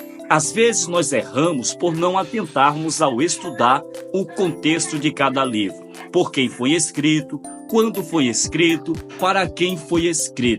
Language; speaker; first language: Portuguese; native; Portuguese